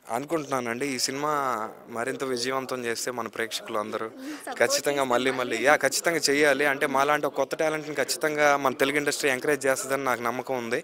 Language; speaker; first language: Telugu; native; Telugu